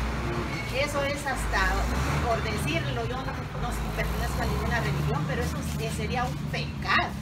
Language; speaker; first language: Spanish; native; Spanish